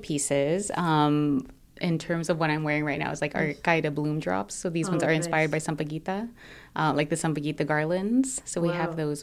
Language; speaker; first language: English; native; English